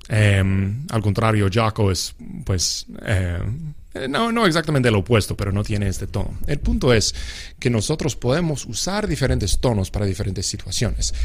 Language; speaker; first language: Spanish; non-native, fluent; English